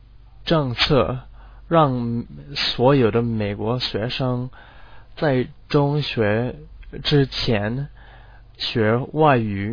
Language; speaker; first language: Chinese; non-native, learner; English